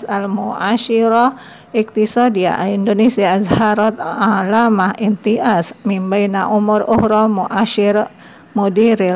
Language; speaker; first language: Arabic; non-native, learner; Indonesian